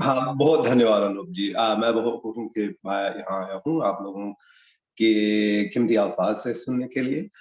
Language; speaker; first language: Hindi; non-native, fluent; English